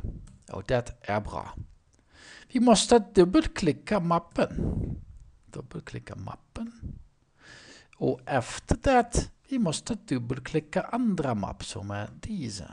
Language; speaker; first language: Swedish; non-native, learner; Dutch